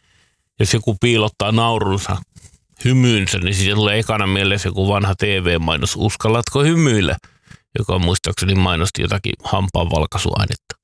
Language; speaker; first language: Finnish; native; Finnish